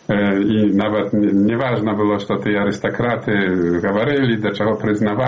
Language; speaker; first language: Polish; non-native, learner; Belarusian